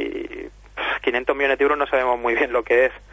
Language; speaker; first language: Spanish; native; Spanish